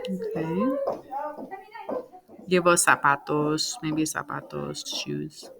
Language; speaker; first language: Spanish; non-native, fluent; English